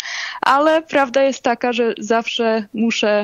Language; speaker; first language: Polish; early bilingual, heritage; Polish